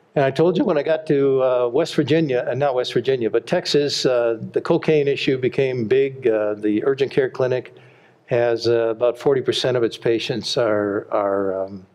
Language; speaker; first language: English; native; English